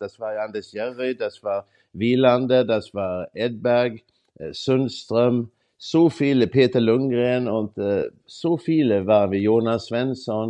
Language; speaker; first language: German; non-native, learner; Swedish